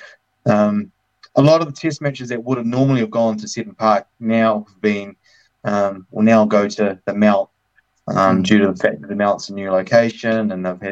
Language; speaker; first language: English; native; English